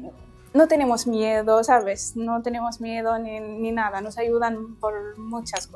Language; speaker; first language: Spanish; non-native, learner; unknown